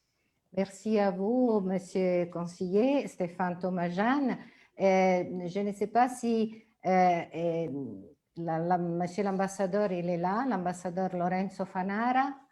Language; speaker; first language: French; non-native, fluent; Italian